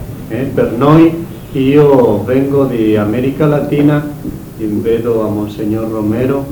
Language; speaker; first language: Italian; non-native, learner; Spanish